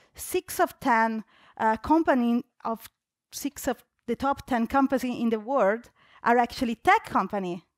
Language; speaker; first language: English; non-native, fluent; Italian